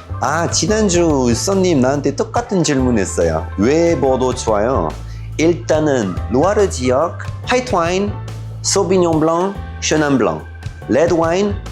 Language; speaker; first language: Korean; non-native, learner; French